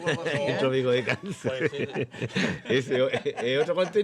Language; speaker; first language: Spanish; native; Spanish